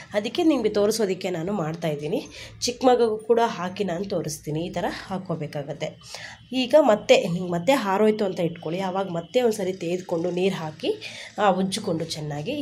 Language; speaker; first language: Kannada; non-native, local second language; Telugu